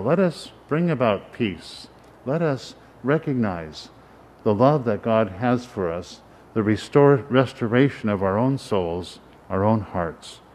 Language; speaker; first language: English; native; English